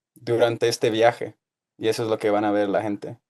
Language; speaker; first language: Spanish; early bilingual, heritage; Spanish